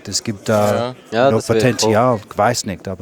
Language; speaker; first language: German; non-native, learner; English